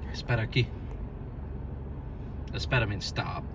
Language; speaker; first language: Spanish; non-native, learner; English